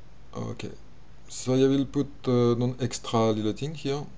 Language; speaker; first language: Danish; non-native, fluent; French